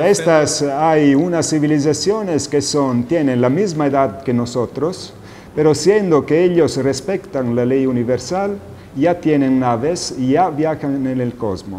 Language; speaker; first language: Spanish; non-native, fluent; Italian